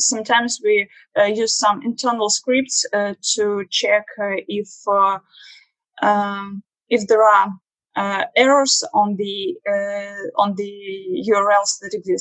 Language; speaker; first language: English; non-native, learner; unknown